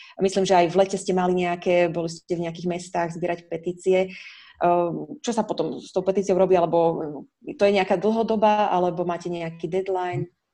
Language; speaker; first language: Slovak; native; Slovak